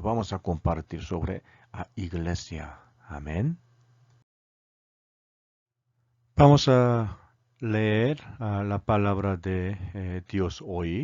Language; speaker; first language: Spanish; non-native, learner; Korean